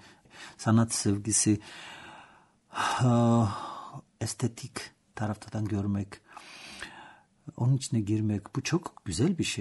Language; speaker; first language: Turkish; non-native, learner; Georgian